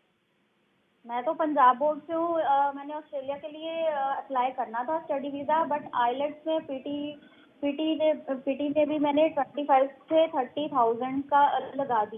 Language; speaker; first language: Hindi; non-native, local second language; Punjabi